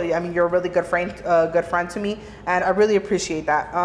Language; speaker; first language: English; early bilingual, other home language; Spanish